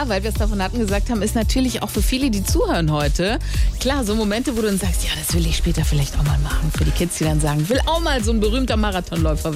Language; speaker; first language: German; native; German